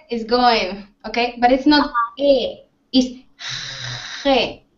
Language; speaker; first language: English; non-native, fluent; Spanish